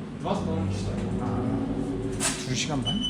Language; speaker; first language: Russian; non-native, learner; Korean